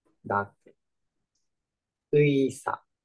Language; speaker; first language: Korean; non-native, learner; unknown